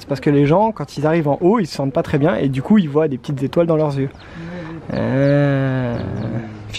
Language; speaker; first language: French; native; French